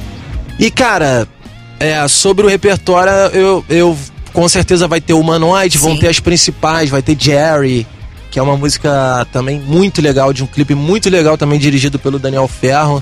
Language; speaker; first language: Portuguese; native; Portuguese